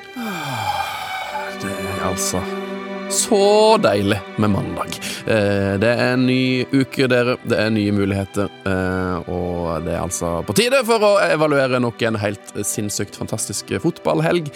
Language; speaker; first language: Norwegian; native; Norwegian